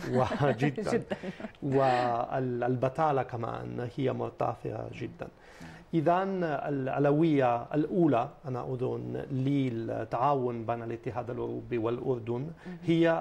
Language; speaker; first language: Arabic; non-native, fluent; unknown